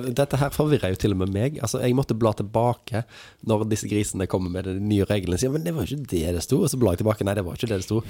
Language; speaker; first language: Norwegian; native; Norwegian